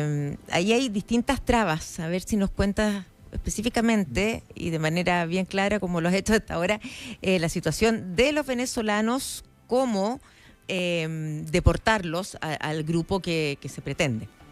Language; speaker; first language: Spanish; native; Spanish